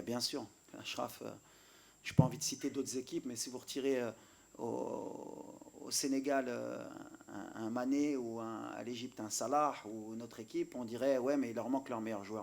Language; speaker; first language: French; native; French